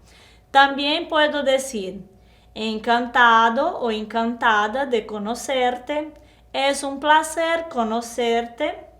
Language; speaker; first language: Spanish; non-native, fluent; Portuguese